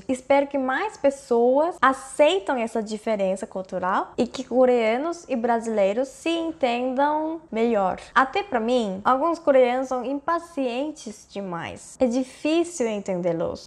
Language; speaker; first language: Portuguese; non-native, fluent; Korean